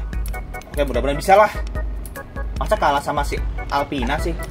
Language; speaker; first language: Indonesian; native; Indonesian